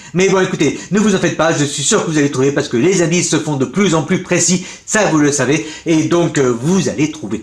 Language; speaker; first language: French; native; French